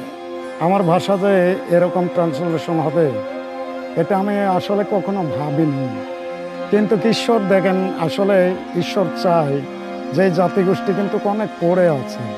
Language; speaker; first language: Bangla; non-native, local second language; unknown